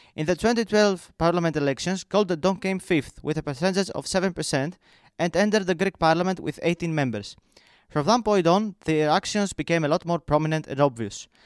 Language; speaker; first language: English; non-native, fluent; Greek